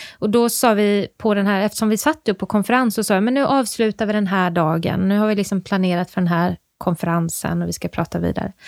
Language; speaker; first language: Swedish; native; Swedish